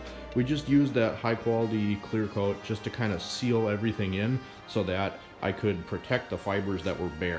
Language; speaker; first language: English; native; English